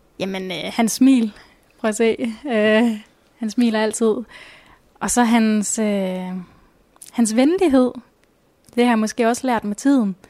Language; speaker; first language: Danish; native; Danish